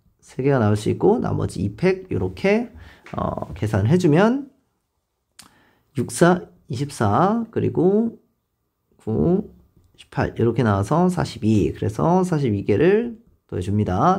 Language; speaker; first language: Korean; native; Korean